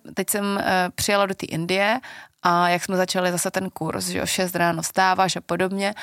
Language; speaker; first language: Czech; early bilingual, other home language; Vietnamese